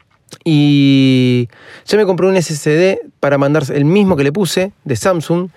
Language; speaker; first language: Spanish; native; Spanish